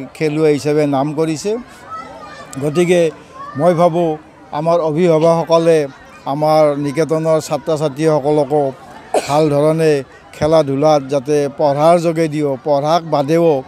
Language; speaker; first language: Assamese; native; Assamese